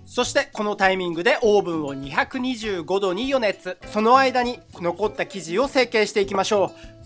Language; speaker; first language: Japanese; native; Japanese